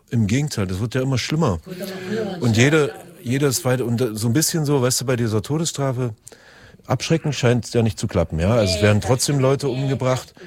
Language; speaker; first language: German; native; German